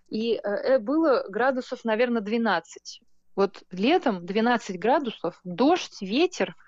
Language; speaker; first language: Russian; native; Russian